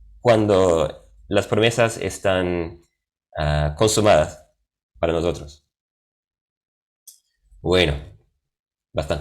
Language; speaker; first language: Spanish; non-native, fluent; English